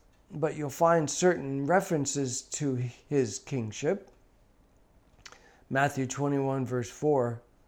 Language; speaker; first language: English; native; English